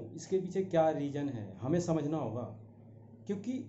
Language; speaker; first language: Hindi; native; Hindi